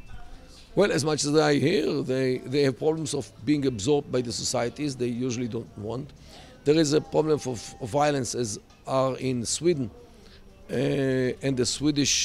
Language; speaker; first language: English; non-native, fluent; Hebrew